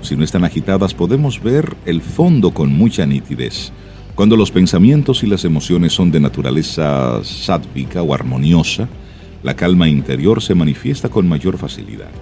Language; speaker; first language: Spanish; native; Spanish